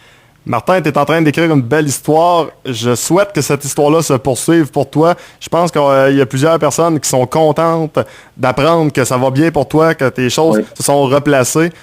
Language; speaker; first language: French; native; French